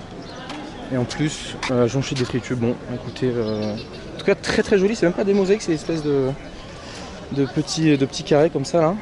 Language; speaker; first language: French; native; French